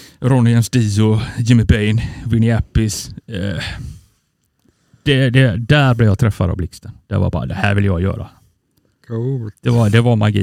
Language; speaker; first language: Swedish; native; Swedish